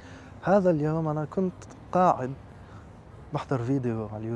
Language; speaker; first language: Arabic; non-native, learner; French